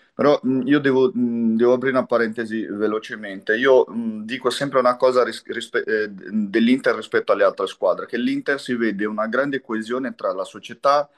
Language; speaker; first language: Italian; non-native, fluent; Portuguese